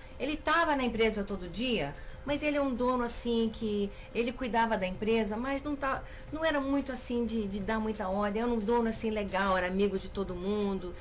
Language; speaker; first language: Portuguese; native; Portuguese